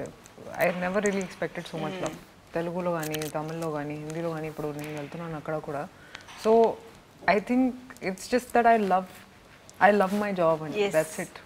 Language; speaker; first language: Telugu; non-native, fluent; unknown